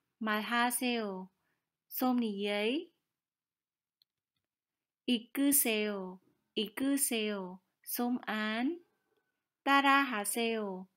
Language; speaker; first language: Korean; non-native, fluent; Khmer